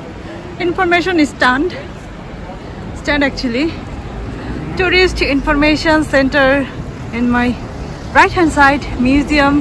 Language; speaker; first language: English; non-native, local second language; Bangla